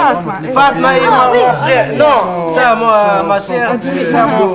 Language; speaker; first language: French; non-native, learner; Arabic